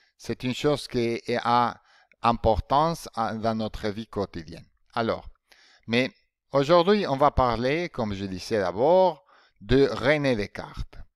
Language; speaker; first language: French; non-native, fluent; Spanish